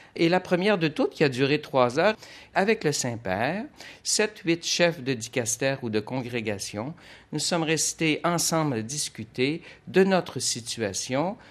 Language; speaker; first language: French; native; French